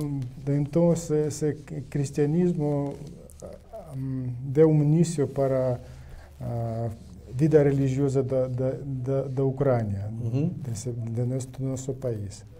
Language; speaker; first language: Portuguese; non-native, learner; Ukrainian